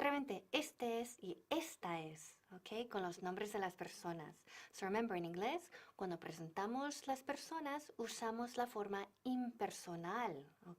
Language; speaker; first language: Spanish; non-native, fluent; English